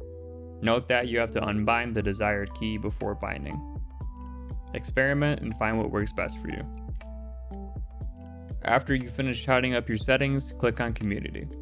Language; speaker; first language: English; native; English